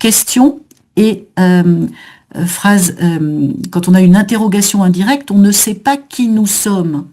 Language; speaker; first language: French; native; French